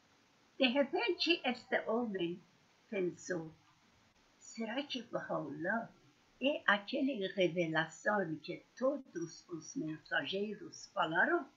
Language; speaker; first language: Portuguese; non-native, learner; Persian